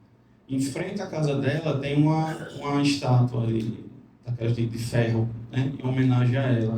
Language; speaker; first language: Portuguese; native; Portuguese